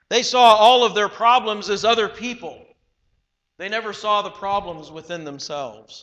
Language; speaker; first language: English; native; English